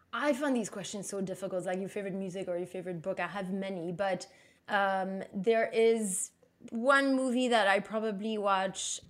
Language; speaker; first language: English; non-native, fluent; French